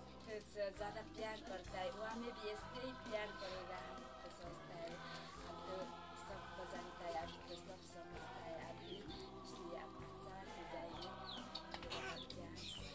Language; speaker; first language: Hindi; non-native, local second language; Adi